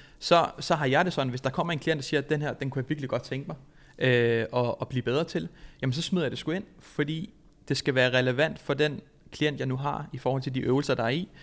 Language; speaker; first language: Danish; native; Danish